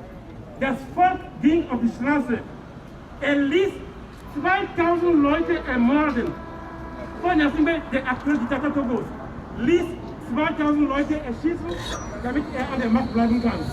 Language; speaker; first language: German; non-native, fluent; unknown